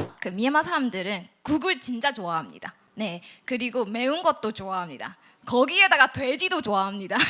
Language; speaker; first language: Korean; non-native, fluent; Burmese